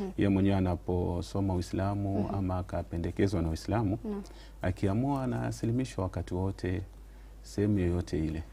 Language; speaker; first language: Swahili; non-native, local second language; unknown